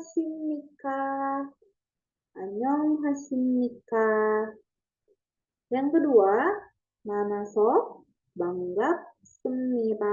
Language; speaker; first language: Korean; non-native, learner; Indonesian